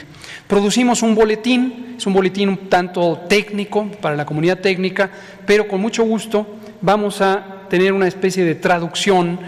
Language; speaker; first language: Spanish; native; Spanish